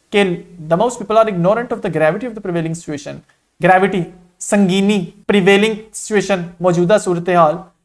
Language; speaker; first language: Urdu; non-native, local second language; Punjabi